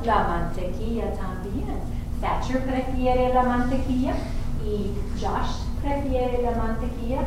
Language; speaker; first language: Spanish; non-native, fluent; English